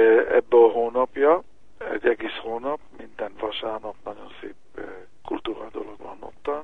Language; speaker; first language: Hungarian; early bilingual, heritage; Hebrew